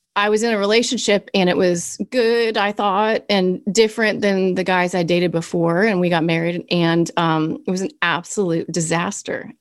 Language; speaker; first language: English; native; English